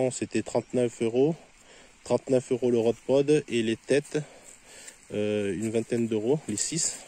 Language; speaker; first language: French; native; French